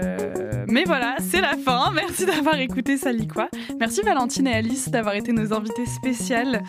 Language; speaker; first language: French; native; French